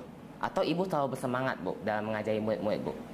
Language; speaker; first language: Indonesian; native; Indonesian